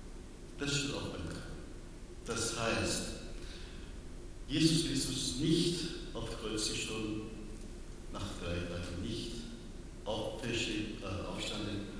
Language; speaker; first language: German; non-native, learner; Persian